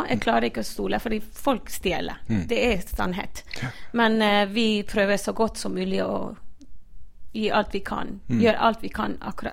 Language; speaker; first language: Norwegian; non-native, fluent; Spanish